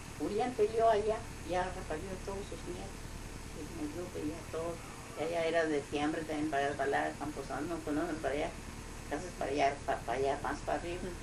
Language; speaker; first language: Spanish; non-native, local second language; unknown